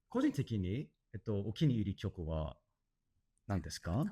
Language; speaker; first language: Japanese; non-native, learner; English